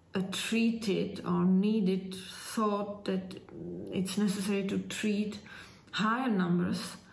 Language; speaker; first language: English; non-native, fluent; Czech